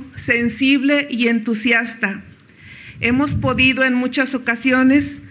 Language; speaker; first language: Spanish; native; Spanish